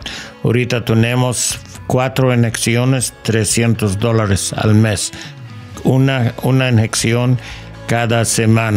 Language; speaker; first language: Spanish; non-native, learner; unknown